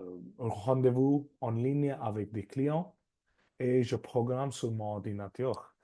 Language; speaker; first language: French; non-native, learner; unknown